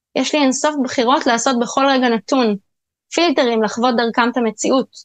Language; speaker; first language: Hebrew; native; Hebrew